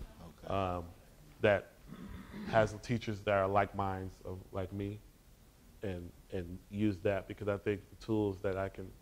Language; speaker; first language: English; native; English